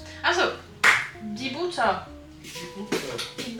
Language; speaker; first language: German; non-native, learner; French